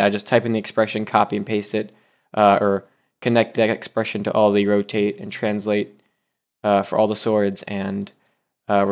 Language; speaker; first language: English; native; English